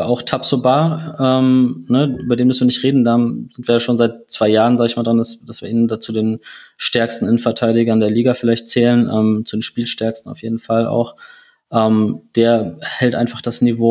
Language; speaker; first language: German; native; German